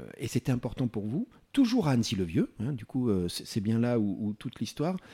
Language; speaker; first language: French; native; French